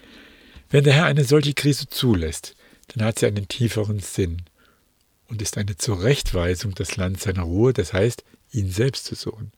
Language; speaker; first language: German; native; German